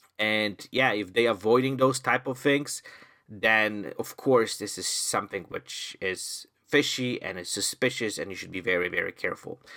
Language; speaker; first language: English; non-native, fluent; Polish